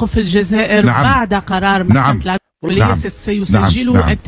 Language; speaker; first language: Arabic; native; Arabic